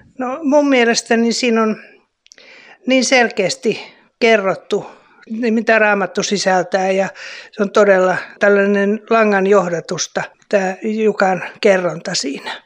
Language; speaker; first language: Finnish; native; Finnish